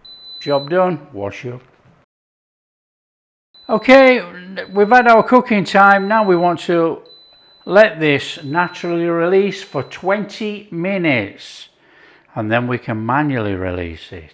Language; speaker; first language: English; native; English